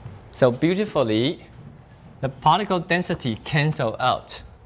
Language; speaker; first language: English; non-native, fluent; Chinese